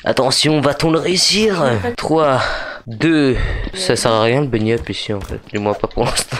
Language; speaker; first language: French; native; French